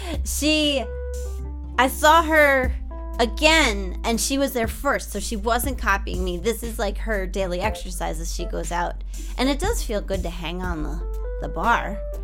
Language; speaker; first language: English; native; English